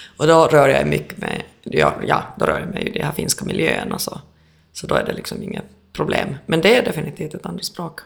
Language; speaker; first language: Swedish; native; Swedish